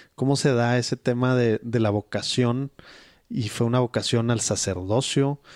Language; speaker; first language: Spanish; native; Spanish